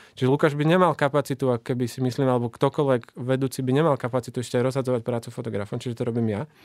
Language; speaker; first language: Slovak; native; Slovak